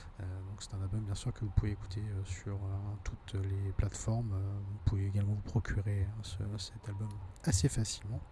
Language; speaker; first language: French; native; French